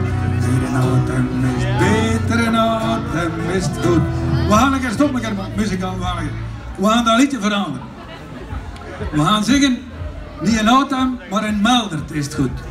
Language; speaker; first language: Dutch; native; Dutch